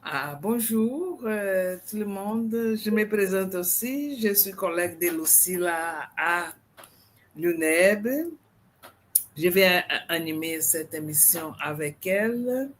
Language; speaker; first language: French; non-native, fluent; Portuguese